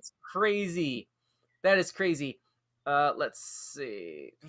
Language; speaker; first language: English; native; English